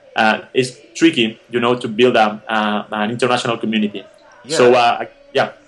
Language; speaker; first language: English; non-native, fluent; Spanish